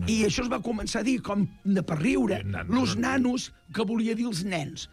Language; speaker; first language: Catalan; native; Catalan